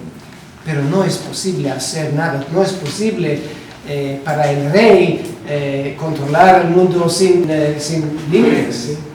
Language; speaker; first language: Spanish; non-native, learner; Hebrew